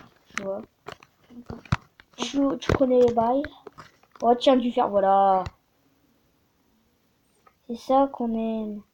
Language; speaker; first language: French; native; French